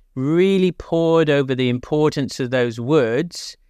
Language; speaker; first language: English; native; English